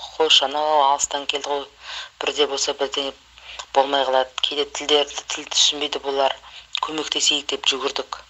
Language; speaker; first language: Kazakh; native; Kazakh